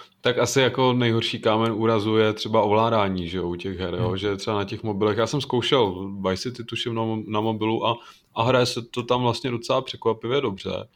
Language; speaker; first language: Czech; native; Czech